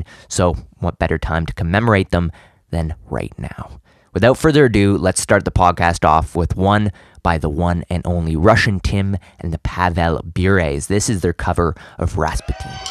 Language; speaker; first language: English; native; English